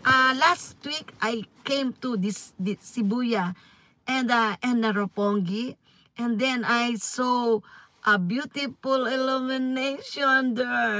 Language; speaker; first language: English; non-native, learner; Filipino